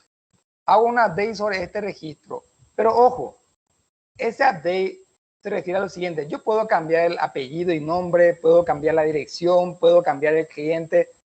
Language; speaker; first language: Spanish; native; Spanish